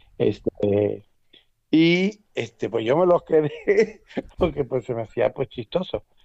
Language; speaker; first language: Spanish; native; Spanish